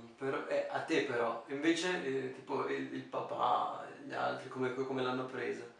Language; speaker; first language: Italian; native; Italian